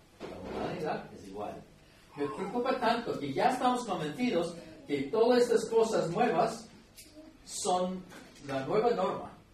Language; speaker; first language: Spanish; non-native, fluent; English